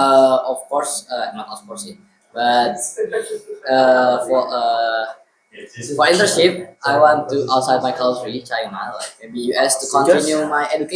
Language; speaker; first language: English; non-native, learner; Indonesian